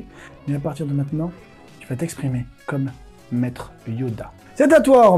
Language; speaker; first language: French; native; French